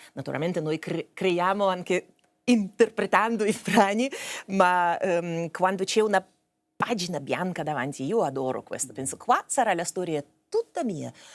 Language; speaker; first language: Italian; non-native, fluent; Russian